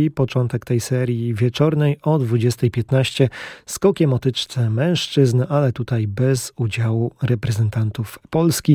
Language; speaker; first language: Polish; native; Polish